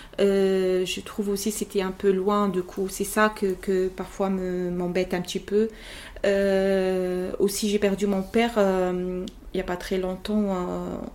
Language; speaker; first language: French; non-native, local second language; Arabic